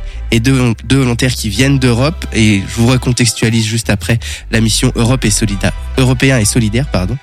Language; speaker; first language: French; native; French